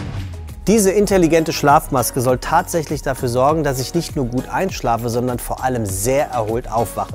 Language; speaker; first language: German; native; German